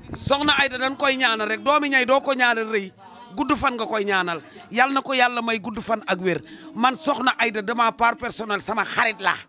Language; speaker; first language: Wolof; non-native, local second language; Fula